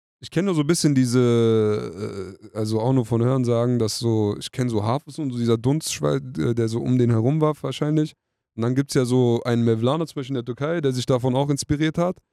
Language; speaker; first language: German; early bilingual, other home language; Turkish